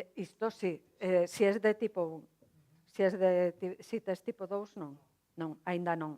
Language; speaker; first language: Spanish; non-native, local second language; Galician